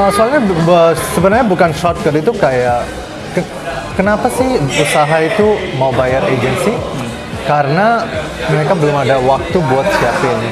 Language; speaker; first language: Indonesian; non-native, fluent; Bangla